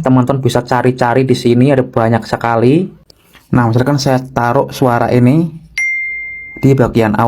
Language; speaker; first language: Indonesian; native; Indonesian